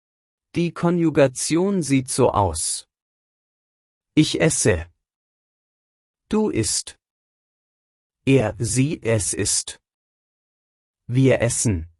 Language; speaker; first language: German; non-native, fluent; Persian